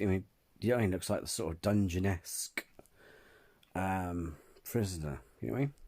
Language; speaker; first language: English; native; English